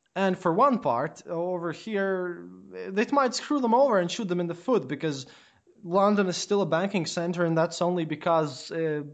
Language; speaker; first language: English; non-native, fluent; Latvian